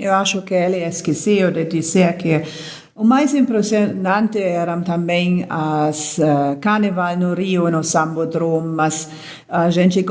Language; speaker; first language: Portuguese; non-native, learner; German